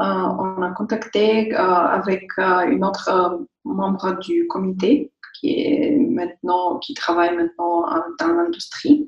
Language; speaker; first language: French; non-native, fluent; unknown